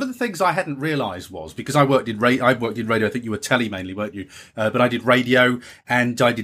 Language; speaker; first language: English; native; English